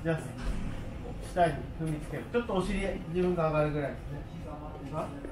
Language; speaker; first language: Japanese; native; Japanese